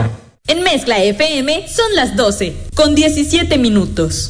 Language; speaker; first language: Spanish; native; Spanish